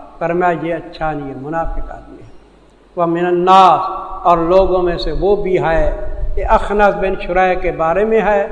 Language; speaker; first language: Urdu; non-native, local second language; Saraiki